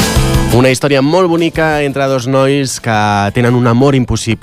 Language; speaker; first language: Catalan; native; Catalan